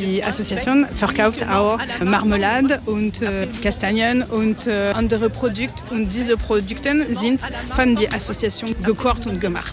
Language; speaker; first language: German; non-native, learner; French